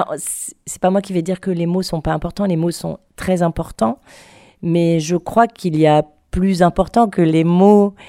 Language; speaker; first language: French; native; French